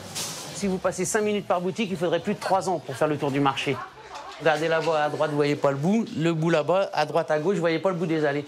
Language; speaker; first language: French; native; French